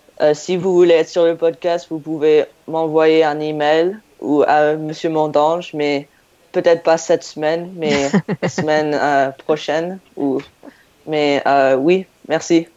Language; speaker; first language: French; non-native, learner; English